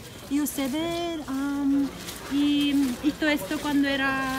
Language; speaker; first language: Spanish; non-native, learner; English